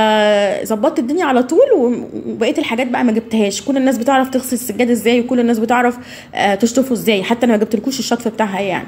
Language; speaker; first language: Arabic; native; Arabic